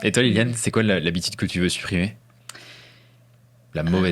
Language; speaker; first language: French; native; French